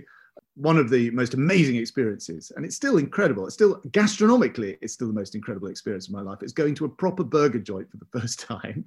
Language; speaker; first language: English; native; English